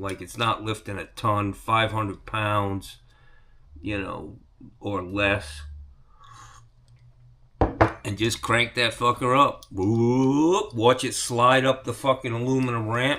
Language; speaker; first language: English; native; English